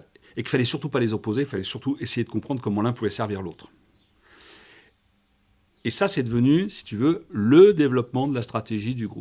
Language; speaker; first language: French; native; French